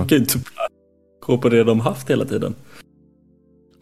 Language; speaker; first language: Swedish; native; Swedish